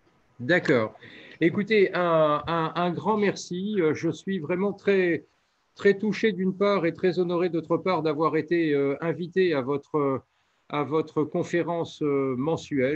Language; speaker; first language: French; native; French